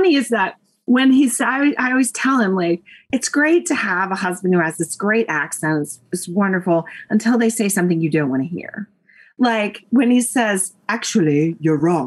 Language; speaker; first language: English; native; English